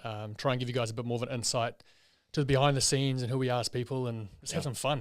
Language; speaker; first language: English; native; English